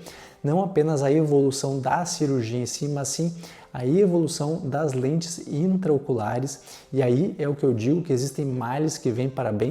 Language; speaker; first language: Portuguese; native; Portuguese